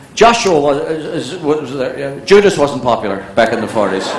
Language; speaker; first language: English; native; English